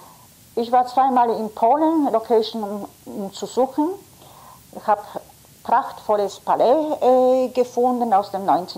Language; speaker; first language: German; non-native, fluent; Polish